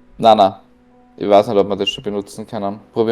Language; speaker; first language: German; native; German